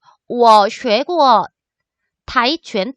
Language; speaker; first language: Chinese; non-native, learner; Korean